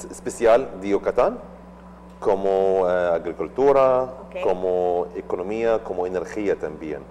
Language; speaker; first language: Spanish; non-native, learner; Arabic